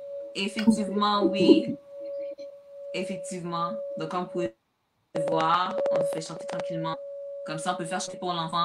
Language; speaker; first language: French; native; French